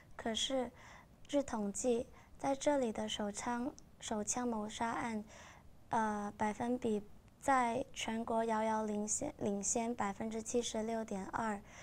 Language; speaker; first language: Chinese; non-native, local second language; Cantonese